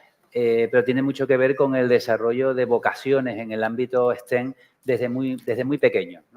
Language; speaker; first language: Spanish; native; Spanish